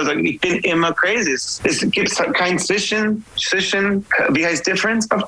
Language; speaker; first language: German; non-native, learner; English